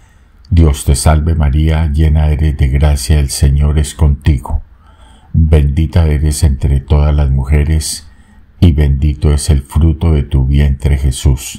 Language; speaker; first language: Spanish; native; Spanish